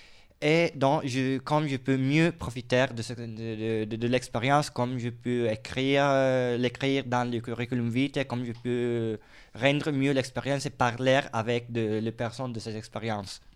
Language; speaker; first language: French; non-native, fluent; Italian